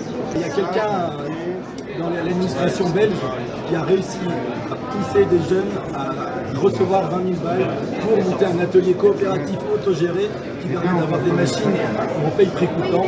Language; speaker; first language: French; native; French